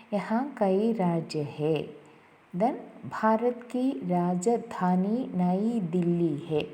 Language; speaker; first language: Hindi; non-native, local second language; Malayalam